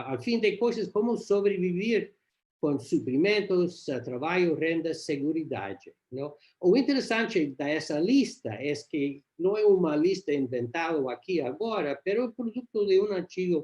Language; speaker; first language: Portuguese; non-native, learner; English